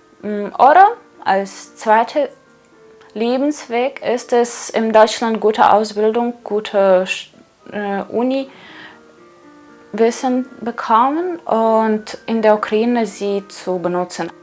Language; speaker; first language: German; non-native, fluent; Ukrainian